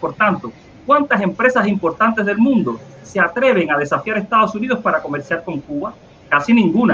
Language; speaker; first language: Spanish; native; Spanish